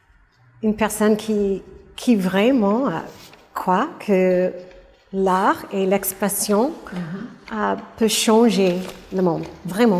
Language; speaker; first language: French; non-native, fluent; English